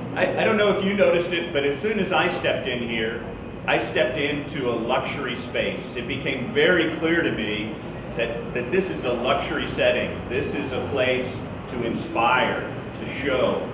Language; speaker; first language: English; native; English